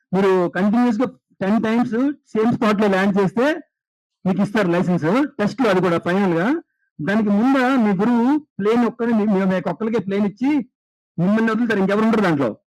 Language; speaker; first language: Telugu; native; Telugu